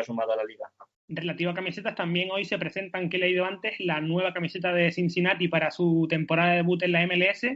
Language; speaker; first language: Spanish; native; Spanish